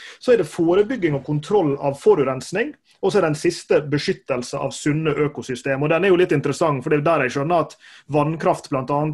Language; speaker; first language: Norwegian; native; Norwegian